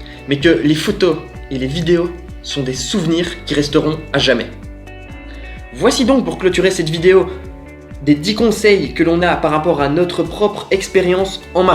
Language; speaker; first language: French; native; French